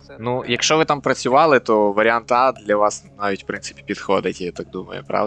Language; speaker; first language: Ukrainian; native; Ukrainian